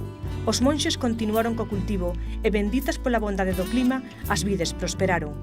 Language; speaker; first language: Galician; native; Galician